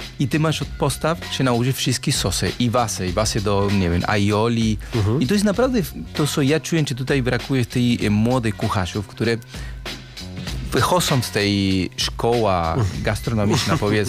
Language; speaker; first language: Polish; non-native, learner; Spanish